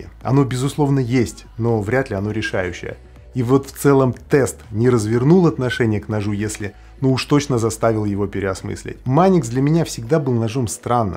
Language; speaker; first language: Russian; native; Russian